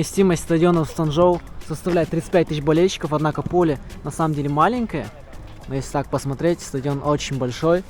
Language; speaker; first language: Russian; native; Russian